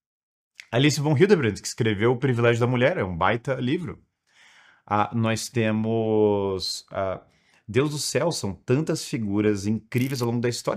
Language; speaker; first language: Portuguese; native; Portuguese